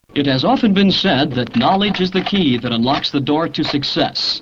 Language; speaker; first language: English; native; English